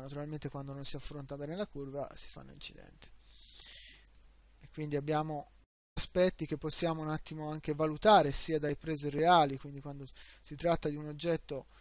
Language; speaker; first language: Italian; native; Italian